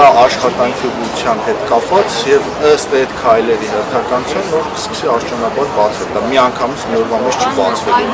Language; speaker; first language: Armenian; native; Armenian